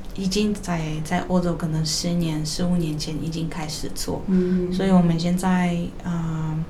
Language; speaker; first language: Chinese; non-native, fluent; Polish